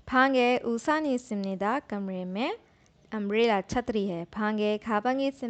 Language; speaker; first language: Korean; non-native, learner; Urdu